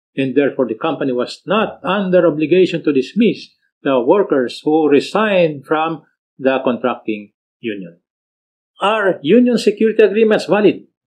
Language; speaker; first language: English; non-native, local second language; Filipino